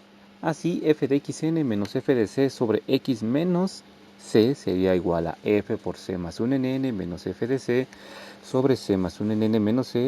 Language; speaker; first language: Spanish; native; Spanish